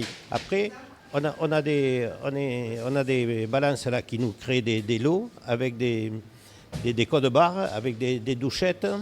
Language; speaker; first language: French; native; French